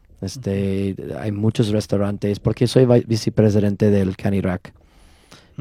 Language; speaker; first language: Spanish; non-native, learner; English